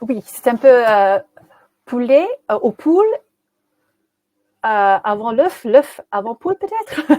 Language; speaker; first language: French; non-native, fluent; English